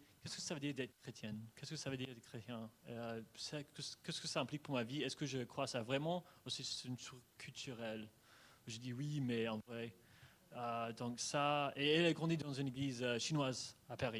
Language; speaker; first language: French; non-native, fluent; English